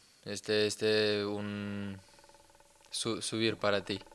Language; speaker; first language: Spanish; non-native, learner; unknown